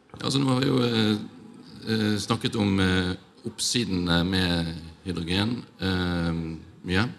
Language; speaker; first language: Norwegian; native; Norwegian